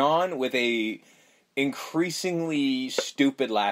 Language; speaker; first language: English; native; English